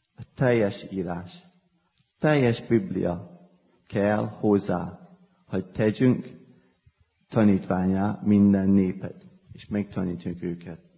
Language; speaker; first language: Hungarian; non-native, fluent; English